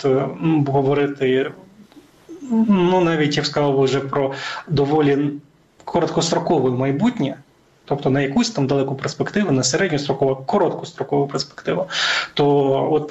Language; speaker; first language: Ukrainian; native; Ukrainian